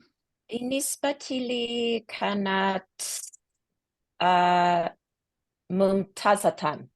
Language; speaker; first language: Arabic; non-native, learner; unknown